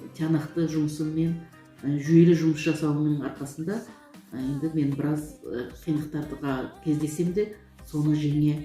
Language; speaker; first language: Kazakh; non-native, local second language; Uyghur